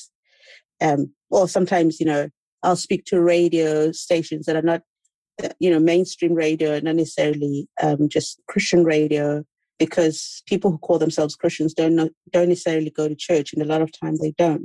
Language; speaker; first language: English; non-native, local second language; Xhosa